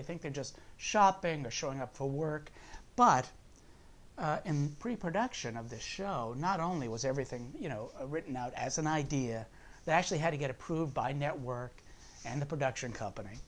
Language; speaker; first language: English; native; English